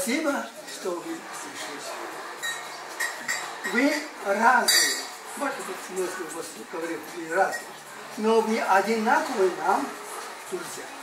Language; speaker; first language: Russian; non-native, learner; Chinese